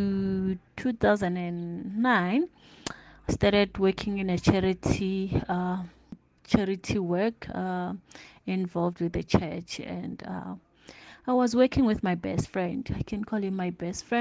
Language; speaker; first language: English; non-native, local second language; Tsonga